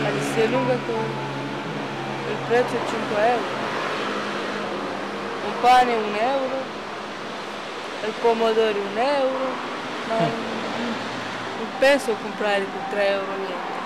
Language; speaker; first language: Italian; non-native, learner; Romanian